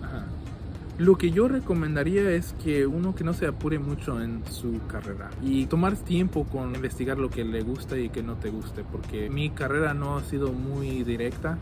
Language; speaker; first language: Spanish; early bilingual, heritage; Spanish